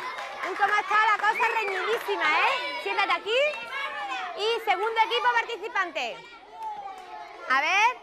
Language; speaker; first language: Spanish; native; Spanish